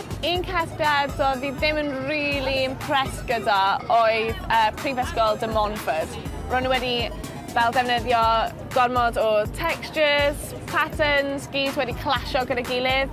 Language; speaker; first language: Welsh; native; Welsh